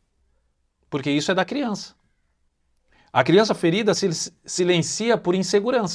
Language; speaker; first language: Portuguese; native; Portuguese